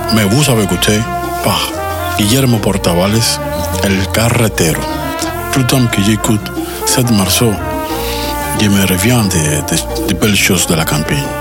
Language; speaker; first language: French; non-native, learner; Spanish